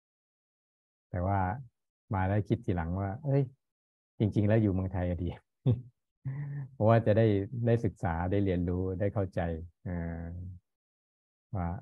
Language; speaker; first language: Thai; native; Thai